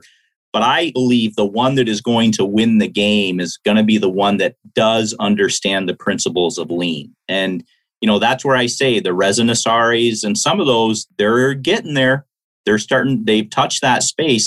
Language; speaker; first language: English; native; English